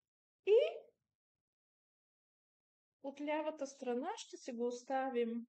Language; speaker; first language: Bulgarian; native; Bulgarian